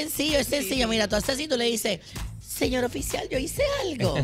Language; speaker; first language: Spanish; native; Spanish